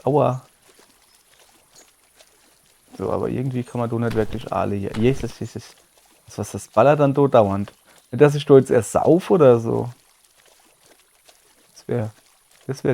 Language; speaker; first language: German; native; German